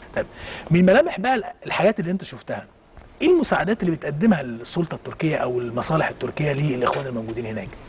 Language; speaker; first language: Arabic; native; Arabic